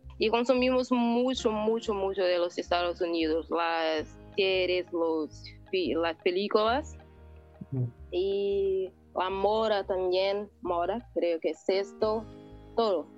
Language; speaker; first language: Spanish; non-native, learner; Portuguese